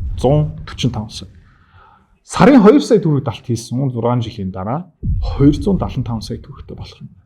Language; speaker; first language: Mongolian; native; Mongolian